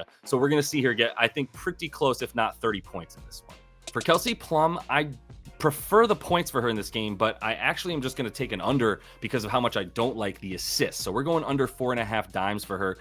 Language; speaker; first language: English; native; English